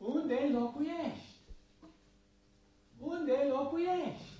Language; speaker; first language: Romanian; non-native, learner; English